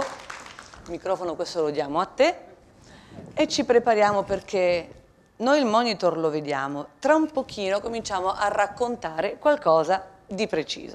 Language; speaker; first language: Italian; native; Italian